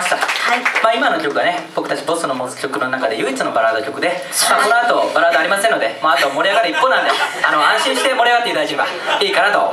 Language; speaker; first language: Japanese; native; Japanese